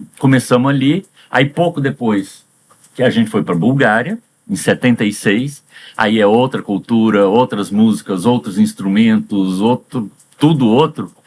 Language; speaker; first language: Portuguese; early bilingual, heritage; Portuguese